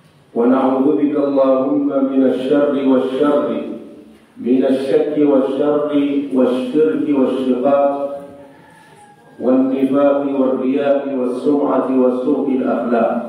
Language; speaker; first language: Arabic; non-native, fluent; Swahili